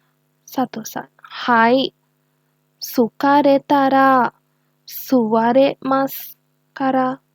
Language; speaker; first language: Japanese; non-native, learner; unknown